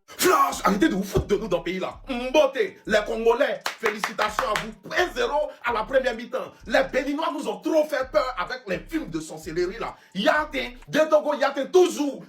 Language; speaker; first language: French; non-native, local second language; Lingala